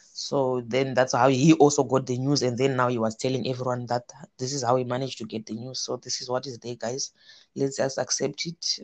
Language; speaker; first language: English; non-native, local second language; Shona